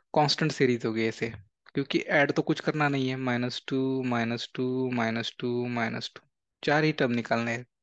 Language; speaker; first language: Hindi; non-native, local second language; Marathi